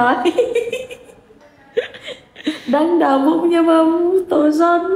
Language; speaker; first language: Vietnamese; non-native, learner; Indonesian